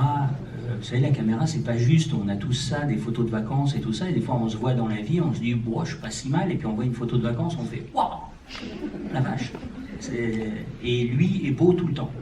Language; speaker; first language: French; native; French